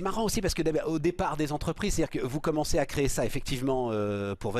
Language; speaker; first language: French; native; French